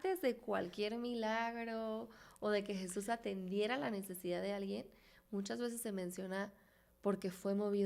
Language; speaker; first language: Spanish; native; Spanish